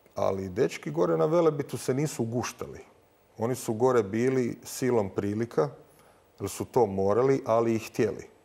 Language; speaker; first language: Croatian; native; Croatian